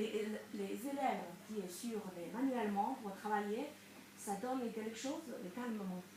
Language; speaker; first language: French; non-native, learner; Chinese